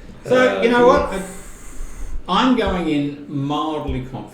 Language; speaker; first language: English; native; English